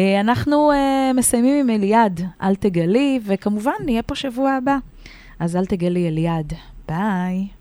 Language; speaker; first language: Hebrew; native; Hebrew